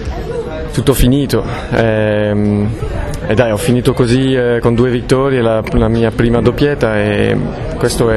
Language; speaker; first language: Italian; non-native, fluent; French